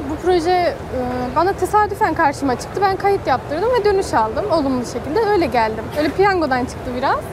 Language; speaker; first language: Turkish; native; Turkish